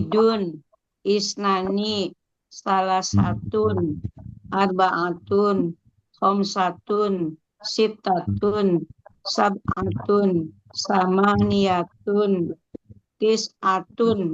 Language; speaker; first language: Arabic; non-native, learner; Indonesian